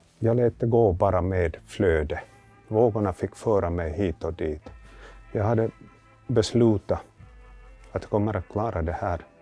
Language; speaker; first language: Swedish; native; Swedish